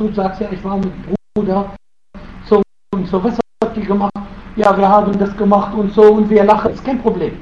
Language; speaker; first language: German; non-native, fluent; Arabic